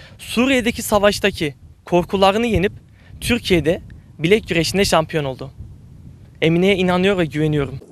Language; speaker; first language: Turkish; native; Turkish